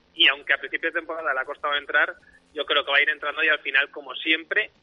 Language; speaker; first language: Spanish; native; Spanish